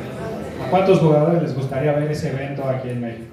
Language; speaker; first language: Spanish; native; Spanish